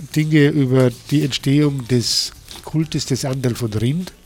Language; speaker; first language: German; native; German